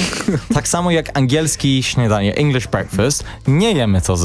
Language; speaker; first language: Polish; non-native, learner; English